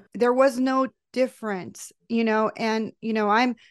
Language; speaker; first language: English; early bilingual, other home language; Spanish